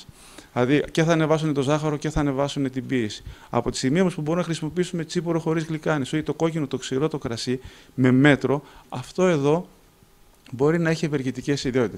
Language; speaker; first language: Greek; native; Greek